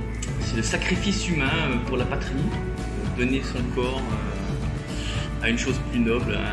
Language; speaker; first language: French; native; French